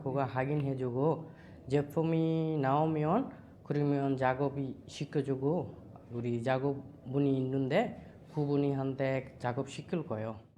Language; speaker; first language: Korean; non-native, learner; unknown